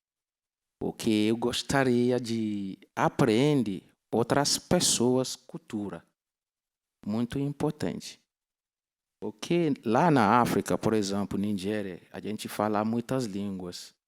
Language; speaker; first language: Portuguese; non-native, learner; Yoruba